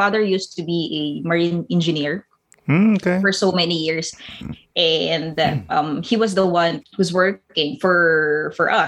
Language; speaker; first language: English; non-native, local second language; Filipino